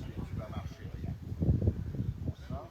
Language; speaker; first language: French; native; French